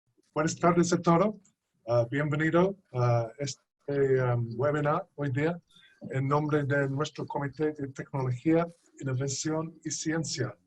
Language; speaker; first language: Spanish; non-native, fluent; English